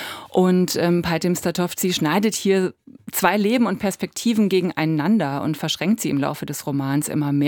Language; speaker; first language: German; native; German